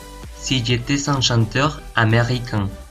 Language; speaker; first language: French; non-native, learner; Spanish